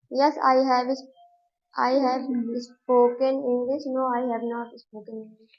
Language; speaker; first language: English; non-native, learner; Hindi